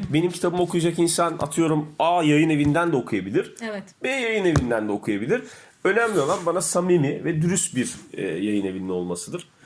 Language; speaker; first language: Turkish; native; Turkish